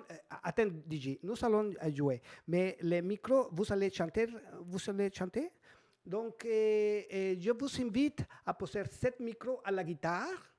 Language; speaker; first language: French; non-native, learner; Spanish